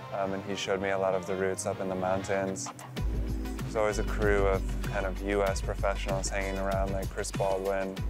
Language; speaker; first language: English; native; English